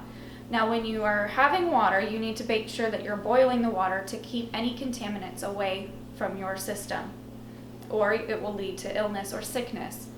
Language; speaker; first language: English; native; English